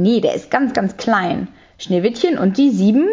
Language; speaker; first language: German; native; German